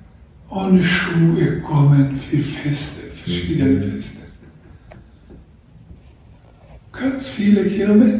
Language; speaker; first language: German; non-native, learner; Croatian